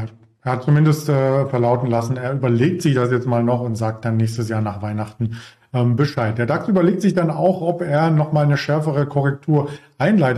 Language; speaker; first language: German; native; German